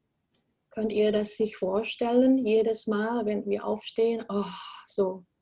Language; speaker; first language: German; non-native, fluent; Indonesian